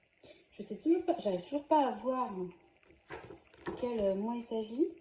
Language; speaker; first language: French; native; French